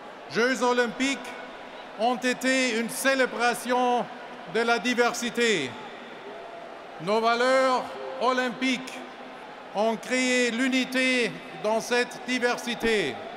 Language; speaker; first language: French; non-native, fluent; German